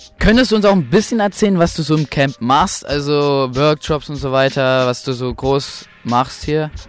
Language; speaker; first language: German; native; German